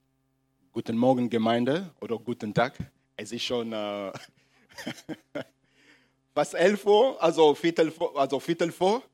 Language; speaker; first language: German; non-native, fluent; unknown